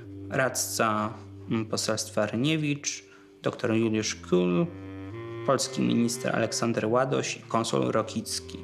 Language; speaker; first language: Polish; native; Polish